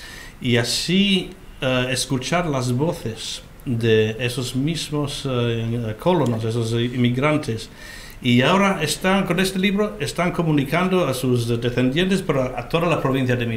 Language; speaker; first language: Spanish; non-native, fluent; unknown